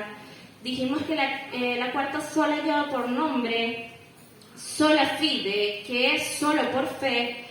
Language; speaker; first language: Spanish; native; Spanish